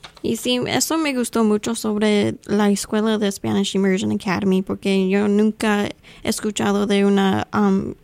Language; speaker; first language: Spanish; non-native, fluent; English